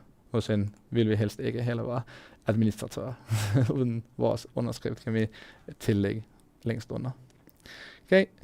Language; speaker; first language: Danish; non-native, fluent; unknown